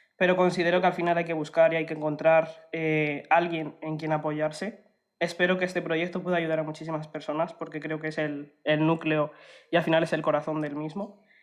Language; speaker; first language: Spanish; early bilingual, other home language; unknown